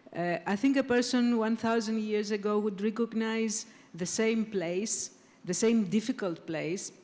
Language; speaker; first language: English; non-native, fluent; Greek